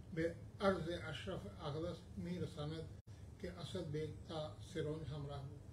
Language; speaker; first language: Persian; non-native, fluent; Hindi